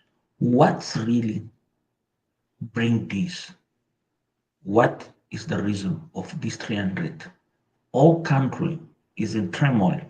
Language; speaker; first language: English; non-native, local second language; Portuguese